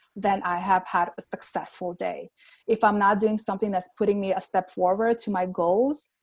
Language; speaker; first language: English; non-native, fluent; Armenian